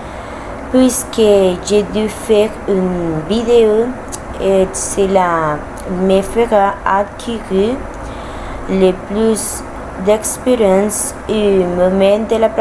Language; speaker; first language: French; non-native, learner; Spanish